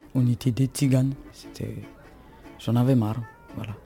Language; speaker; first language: French; non-native, fluent; Slovak